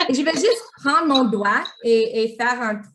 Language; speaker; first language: French; non-native, local second language; English